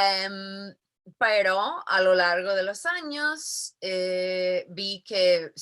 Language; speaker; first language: Spanish; non-native, fluent; English